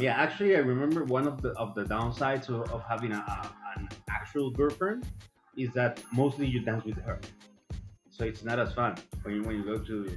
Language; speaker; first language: English; non-native, fluent; Spanish